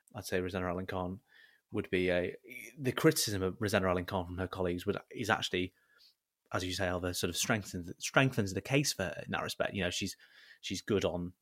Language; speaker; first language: English; native; English